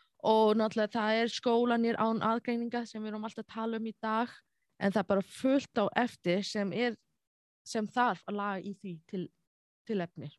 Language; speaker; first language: Icelandic; non-native, fluent; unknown